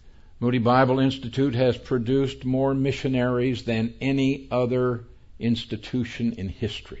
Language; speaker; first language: English; native; English